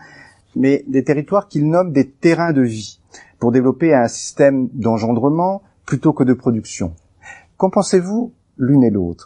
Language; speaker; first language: French; native; French